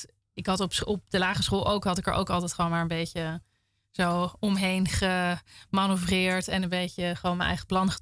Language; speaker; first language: Dutch; native; Dutch